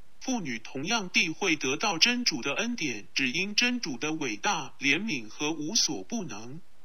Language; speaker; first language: Chinese; non-native, local second language; Cantonese